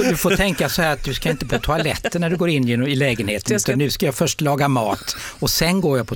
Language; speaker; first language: Swedish; native; Swedish